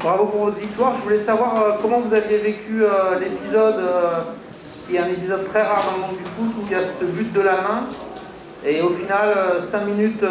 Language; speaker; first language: French; native; French